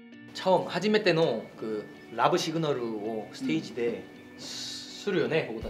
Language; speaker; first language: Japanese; non-native, learner; Korean